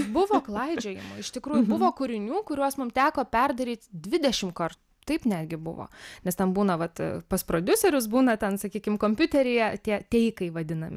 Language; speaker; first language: Lithuanian; native; Lithuanian